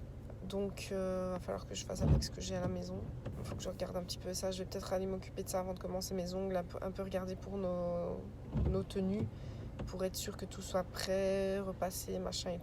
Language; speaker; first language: French; native; French